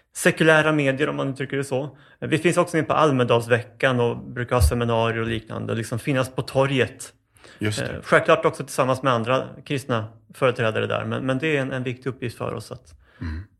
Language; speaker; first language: Swedish; native; Swedish